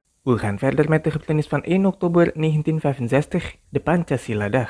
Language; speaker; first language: Dutch; non-native, fluent; Indonesian